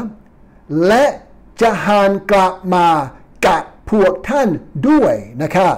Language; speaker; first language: Thai; non-native, fluent; English